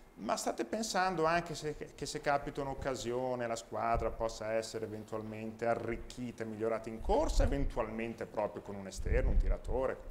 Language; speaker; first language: Italian; native; Italian